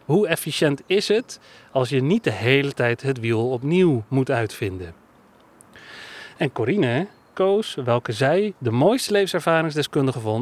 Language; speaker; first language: Dutch; native; Dutch